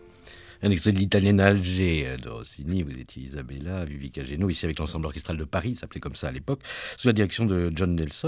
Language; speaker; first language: French; native; French